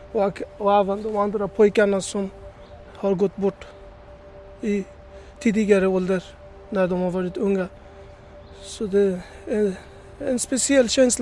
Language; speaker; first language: Swedish; early bilingual, other home language; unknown